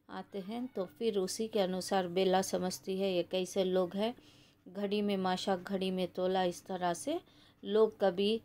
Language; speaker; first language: Hindi; non-native, local second language; Kannada